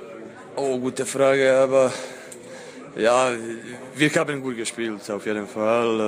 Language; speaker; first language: German; non-native, fluent; Croatian